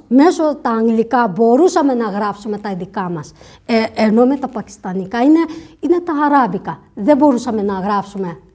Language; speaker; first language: Greek; non-native, fluent; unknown